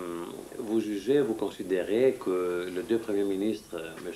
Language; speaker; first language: French; non-native, fluent; Greek